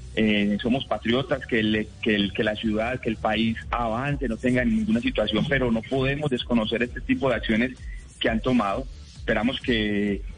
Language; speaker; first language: Spanish; native; Spanish